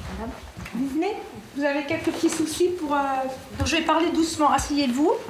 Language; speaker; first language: French; native; French